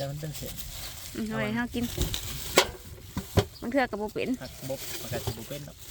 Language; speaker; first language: Thai; non-native, local second language; Northeastern Thai